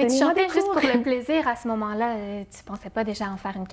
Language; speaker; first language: French; native; French